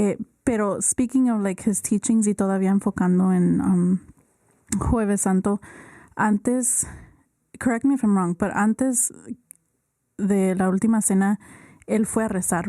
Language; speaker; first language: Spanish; early bilingual, heritage; Spanish